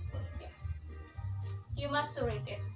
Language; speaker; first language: English; non-native, learner; Indonesian